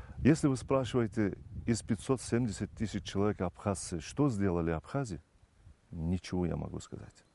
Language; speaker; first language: Russian; non-native, fluent; Turkish